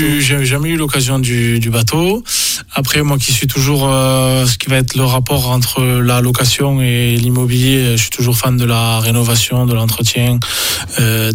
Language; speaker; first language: French; native; French